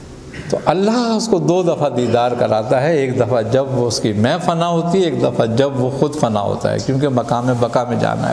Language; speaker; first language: Urdu; native; Urdu